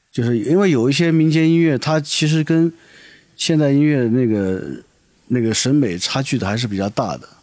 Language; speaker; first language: Chinese; native; Chinese